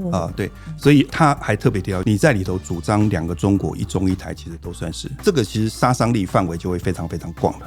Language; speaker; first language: Chinese; native; Chinese